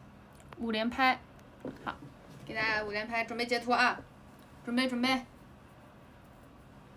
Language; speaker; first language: Chinese; native; Chinese